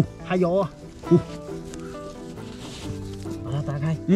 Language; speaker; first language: Chinese; non-native, learner; Khmer